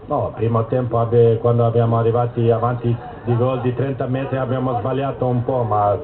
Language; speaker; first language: Italian; non-native, learner; Swedish